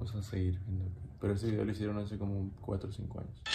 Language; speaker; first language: Spanish; native; Spanish